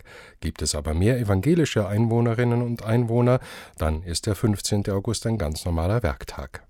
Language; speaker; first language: German; native; German